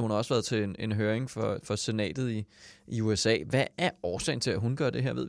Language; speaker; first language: Danish; native; Danish